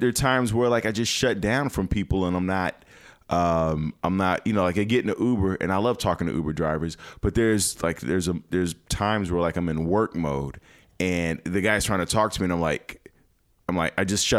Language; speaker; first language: English; native; English